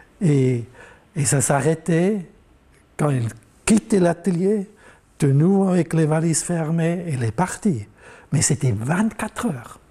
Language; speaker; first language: French; non-native, local second language; German